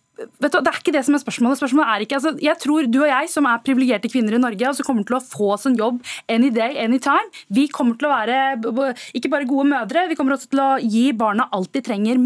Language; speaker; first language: Norwegian; early bilingual, other home language; Tamil